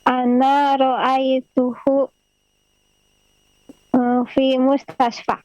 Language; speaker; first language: Arabic; non-native, learner; Indonesian